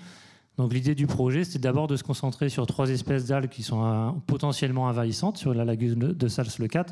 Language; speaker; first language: French; native; French